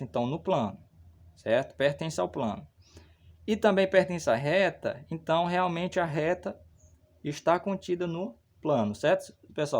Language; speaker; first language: Portuguese; native; Portuguese